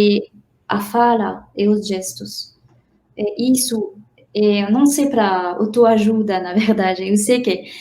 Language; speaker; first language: Portuguese; non-native, fluent; French